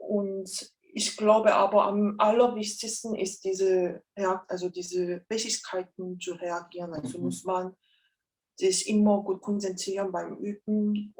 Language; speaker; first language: German; non-native, fluent; Korean